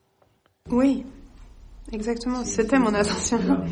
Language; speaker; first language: French; non-native, fluent; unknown